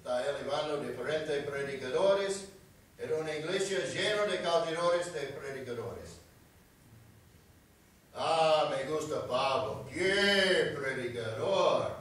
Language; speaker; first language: Spanish; non-native, fluent; English